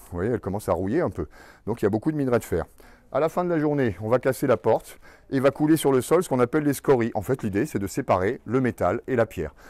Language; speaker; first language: French; native; French